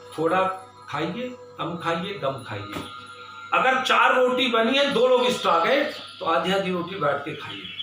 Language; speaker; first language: Hindi; native; Hindi